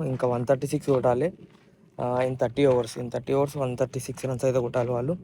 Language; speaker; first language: Telugu; native; Telugu